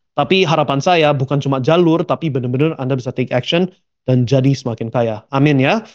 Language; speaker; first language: Indonesian; early bilingual, heritage; Indonesian